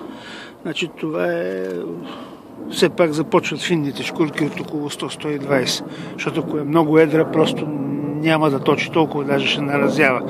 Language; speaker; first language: Bulgarian; native; Bulgarian